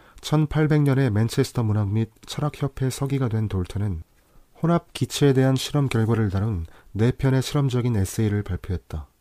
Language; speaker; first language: Korean; native; Korean